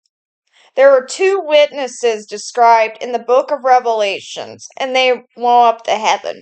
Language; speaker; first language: English; native; English